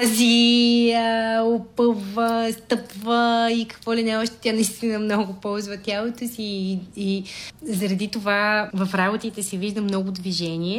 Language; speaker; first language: Bulgarian; native; Bulgarian